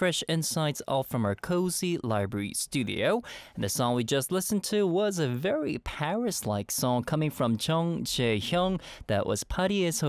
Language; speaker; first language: English; early bilingual, other home language; Korean